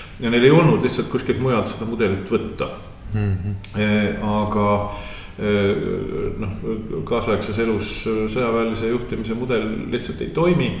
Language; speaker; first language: Estonian; native; Estonian